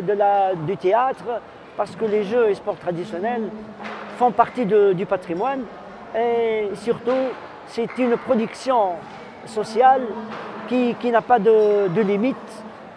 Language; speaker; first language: French; non-native, local second language; Arabic